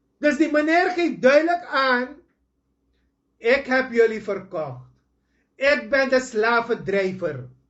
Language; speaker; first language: Dutch; native; Dutch